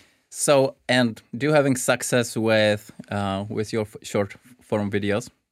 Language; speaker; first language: English; non-native, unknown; Czech